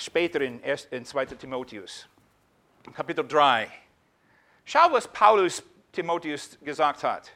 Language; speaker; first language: German; non-native, fluent; English